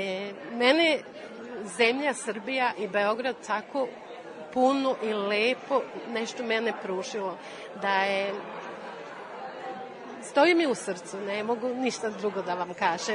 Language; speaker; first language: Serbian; non-native, learner; Swedish